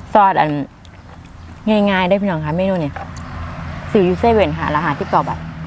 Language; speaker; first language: Thai; native; Thai